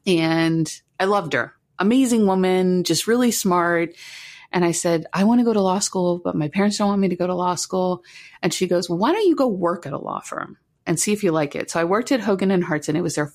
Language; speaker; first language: English; native; English